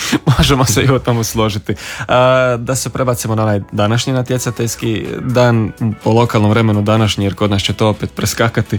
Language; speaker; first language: Serbian; native; Serbian